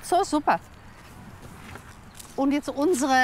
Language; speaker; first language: German; native; German